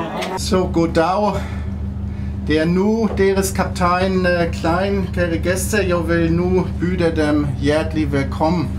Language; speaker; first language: Danish; non-native, learner; German